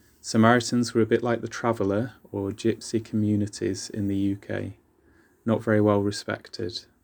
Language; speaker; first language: English; native; English